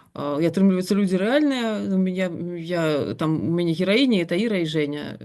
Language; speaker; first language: Belarusian; non-native, local second language; Russian